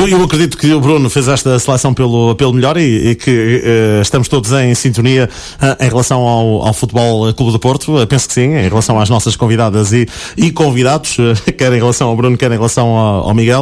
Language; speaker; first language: Portuguese; native; Portuguese